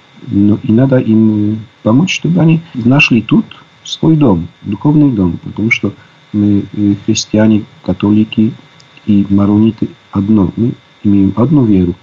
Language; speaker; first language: Russian; non-native, fluent; Polish